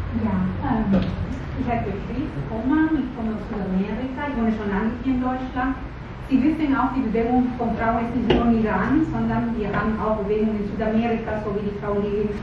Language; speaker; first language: German; non-native, fluent; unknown